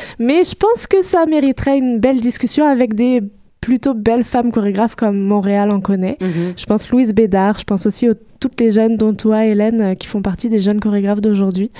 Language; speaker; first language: French; native; French